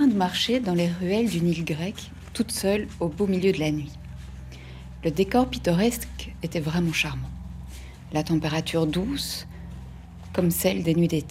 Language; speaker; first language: French; native; French